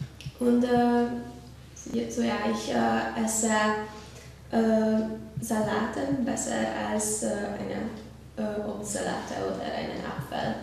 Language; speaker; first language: German; non-native, learner; Hungarian